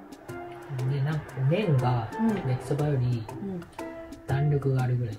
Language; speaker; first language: Japanese; native; Japanese